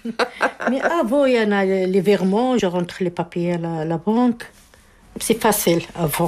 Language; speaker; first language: French; non-native, learner; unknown